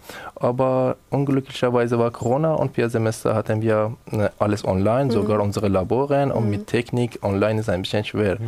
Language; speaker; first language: German; non-native, learner; Persian